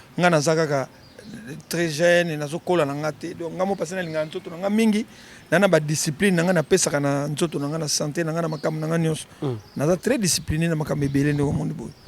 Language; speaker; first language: Lingala; native; Lingala